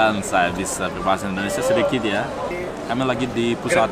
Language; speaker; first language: Indonesian; non-native, learner; Russian